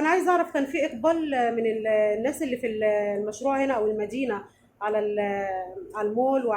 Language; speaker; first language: Arabic; native; Arabic